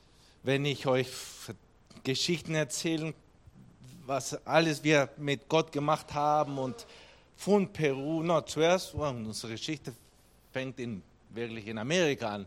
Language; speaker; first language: German; non-native, fluent; Spanish